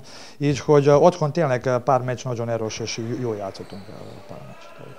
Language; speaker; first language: Hungarian; non-native, learner; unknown